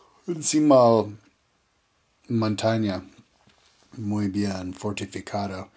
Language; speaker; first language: Spanish; non-native, learner; English